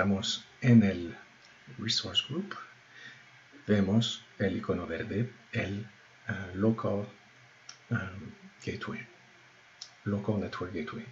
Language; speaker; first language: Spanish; non-native, fluent; French